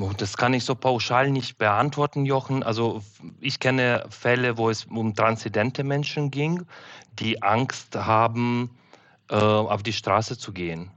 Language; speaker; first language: German; non-native, fluent; Ukrainian